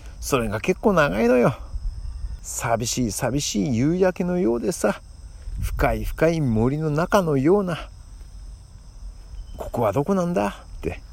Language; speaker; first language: Japanese; native; Japanese